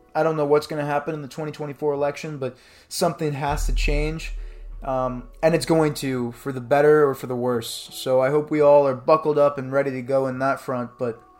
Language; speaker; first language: English; native; English